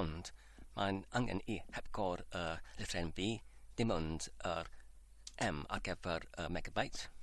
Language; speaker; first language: Welsh; non-native, learner; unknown